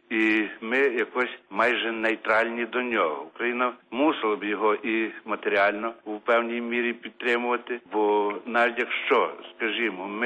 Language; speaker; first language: Ukrainian; native; Ukrainian